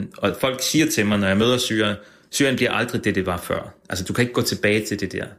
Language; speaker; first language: Danish; native; Danish